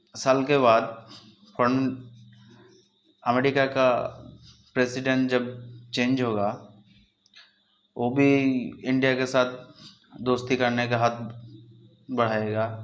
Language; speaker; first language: Hindi; non-native, local second language; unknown